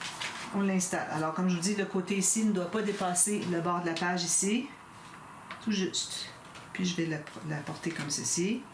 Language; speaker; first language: French; native; French